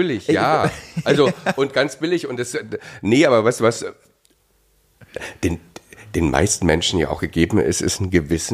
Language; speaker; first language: German; native; German